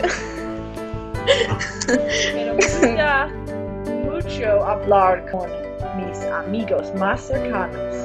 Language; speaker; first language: Spanish; non-native, learner; English